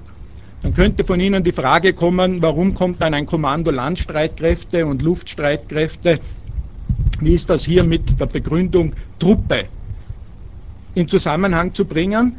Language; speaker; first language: German; native; German